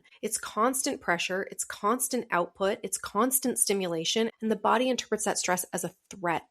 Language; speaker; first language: English; native; English